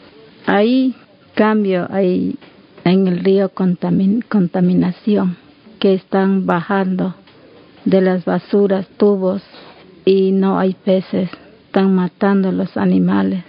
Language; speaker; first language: Spanish; non-native, local second language; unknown